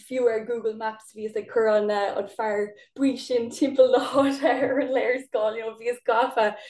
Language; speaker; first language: Irish; non-native, local second language; English